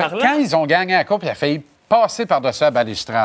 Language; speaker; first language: French; native; French